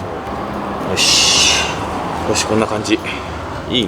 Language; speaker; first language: Japanese; native; Japanese